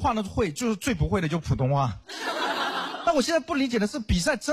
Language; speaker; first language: Chinese; non-native, local second language; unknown